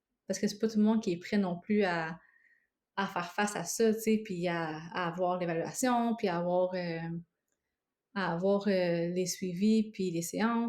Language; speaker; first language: French; native; French